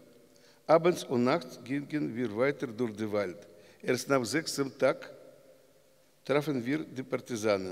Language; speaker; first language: German; non-native, learner; Russian